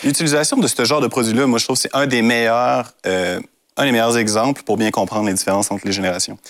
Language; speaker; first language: French; native; French